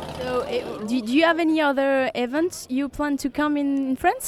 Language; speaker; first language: English; non-native, learner; French